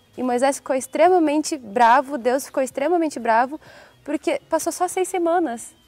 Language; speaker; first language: Portuguese; native; Portuguese